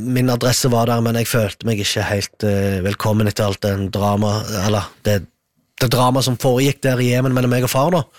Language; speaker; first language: Norwegian; early bilingual, other home language; Arabic